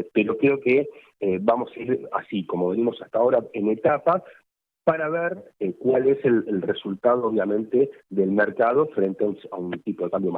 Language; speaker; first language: Spanish; native; Spanish